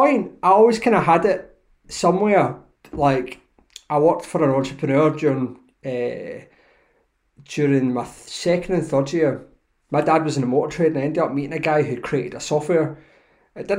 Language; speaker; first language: English; native; English